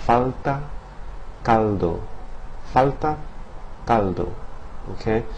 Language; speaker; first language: Spanish; non-native, fluent; English